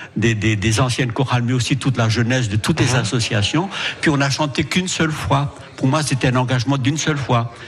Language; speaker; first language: French; native; French